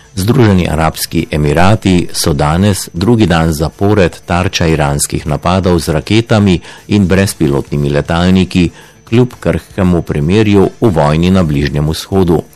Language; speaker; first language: Slovenian; native; Slovenian